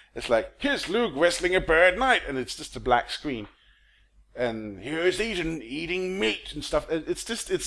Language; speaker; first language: English; non-native, fluent; Danish